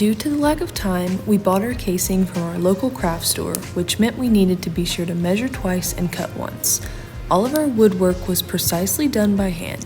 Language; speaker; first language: English; native; English